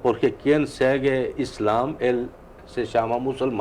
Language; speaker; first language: Portuguese; non-native, fluent; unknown